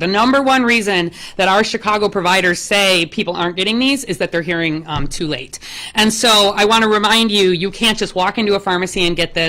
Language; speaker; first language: English; native; English